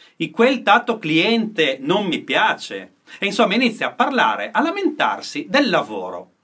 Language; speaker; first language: Italian; native; Italian